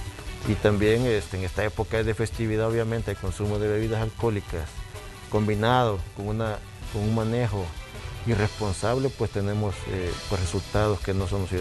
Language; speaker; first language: Spanish; native; Spanish